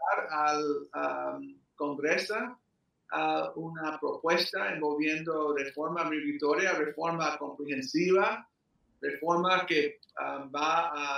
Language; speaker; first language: Spanish; early bilingual, heritage; English